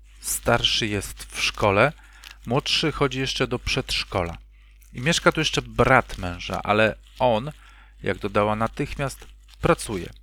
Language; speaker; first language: Polish; native; Polish